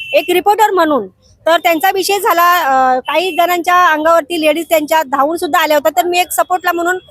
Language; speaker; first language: Marathi; native; Marathi